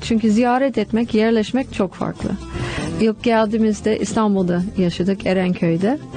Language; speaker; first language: Turkish; non-native, fluent; English